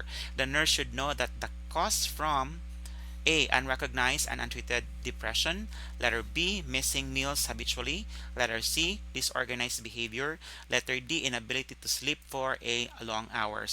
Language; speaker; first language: English; non-native, local second language; Filipino